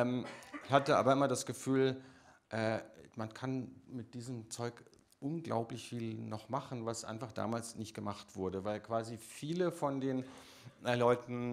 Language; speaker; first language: German; native; German